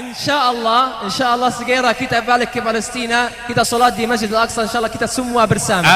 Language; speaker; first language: Indonesian; non-native, fluent; Arabic